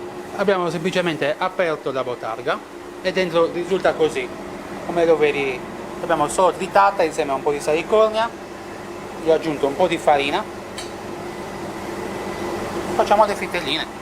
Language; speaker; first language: Italian; native; Italian